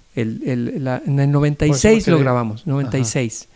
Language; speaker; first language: Spanish; native; Spanish